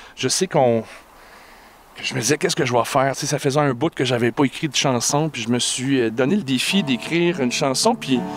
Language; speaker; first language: French; native; French